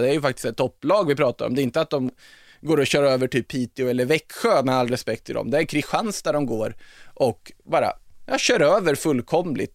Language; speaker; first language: Swedish; native; Swedish